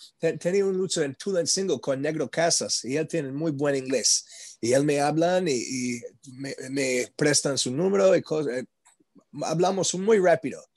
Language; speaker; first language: Spanish; non-native, learner; English